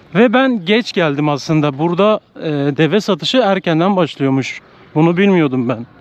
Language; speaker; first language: Turkish; native; Turkish